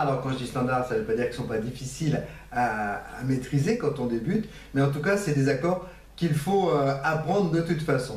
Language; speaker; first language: French; native; French